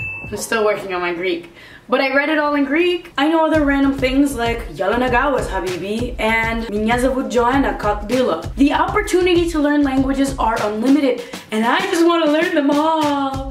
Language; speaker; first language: English; early bilingual, other home language; Portuguese